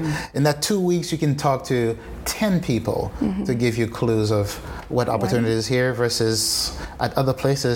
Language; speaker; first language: English; non-native, fluent; Haitian Creole